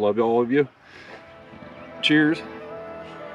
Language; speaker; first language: English; native; English